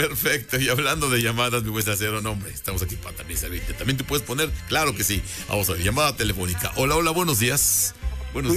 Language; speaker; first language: Spanish; native; Spanish